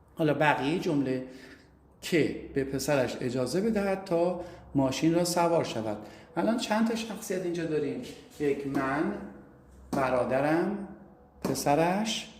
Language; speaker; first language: Persian; native; Persian